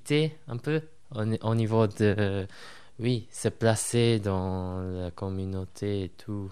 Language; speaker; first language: French; non-native, fluent; Japanese